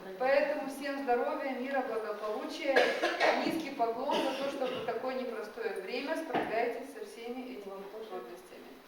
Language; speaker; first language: Russian; non-native, local second language; Gagauz